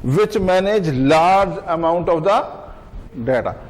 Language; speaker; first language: English; non-native, local second language; Urdu